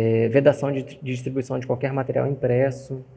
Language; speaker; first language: Portuguese; native; Portuguese